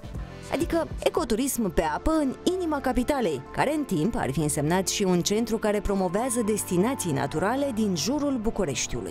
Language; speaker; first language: Romanian; native; Romanian